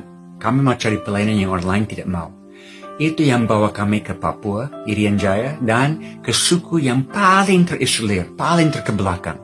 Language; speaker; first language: Indonesian; non-native, fluent; English